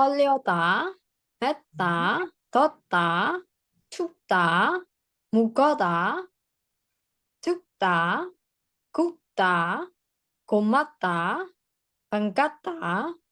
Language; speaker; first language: Korean; non-native, learner; Burmese